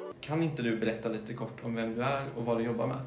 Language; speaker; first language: Swedish; early bilingual, other home language; German